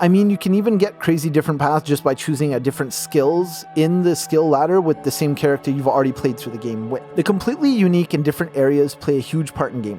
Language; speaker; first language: English; native; English